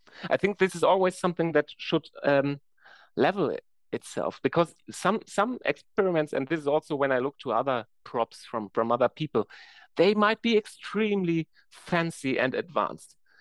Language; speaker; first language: English; non-native, fluent; German